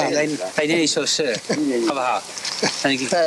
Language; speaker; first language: Chinese; non-native, fluent; English